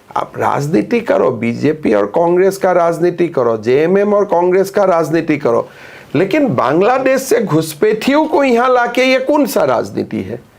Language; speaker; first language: Hindi; non-native, local second language; Assamese